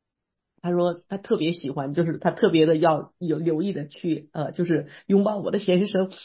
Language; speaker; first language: Chinese; native; Chinese